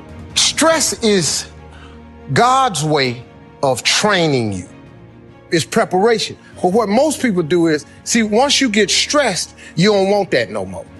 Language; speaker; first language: English; native; English